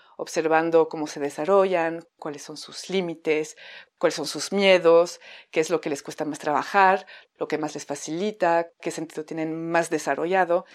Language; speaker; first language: Spanish; non-native, fluent; French